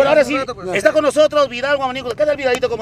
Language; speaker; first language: Spanish; native; Spanish